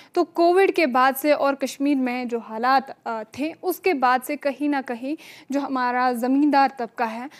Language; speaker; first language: Urdu; non-native, local second language; Kashmiri